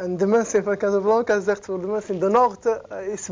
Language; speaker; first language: Dutch; non-native, learner; Arabic